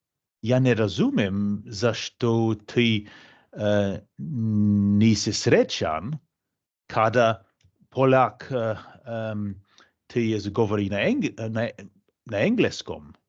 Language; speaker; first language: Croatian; non-native, fluent; English